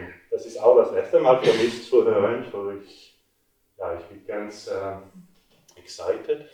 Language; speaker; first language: German; non-native, local second language; French